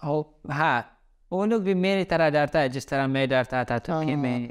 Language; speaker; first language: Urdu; early bilingual, other home language; Pashto